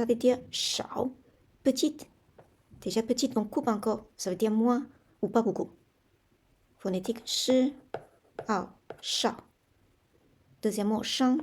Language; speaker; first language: French; non-native, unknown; Chinese